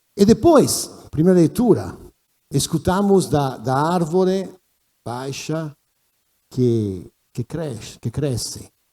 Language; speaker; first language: Portuguese; non-native, fluent; Italian